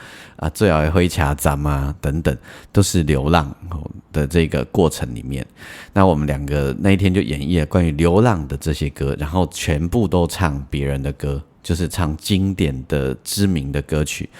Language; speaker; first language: Chinese; native; Chinese